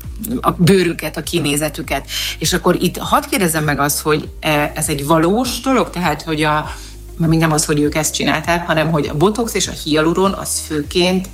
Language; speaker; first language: Hungarian; native; Hungarian